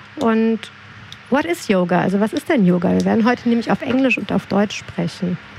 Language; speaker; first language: German; native; German